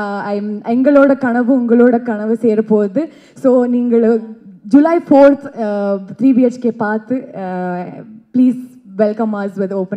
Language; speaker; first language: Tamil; non-native, learner; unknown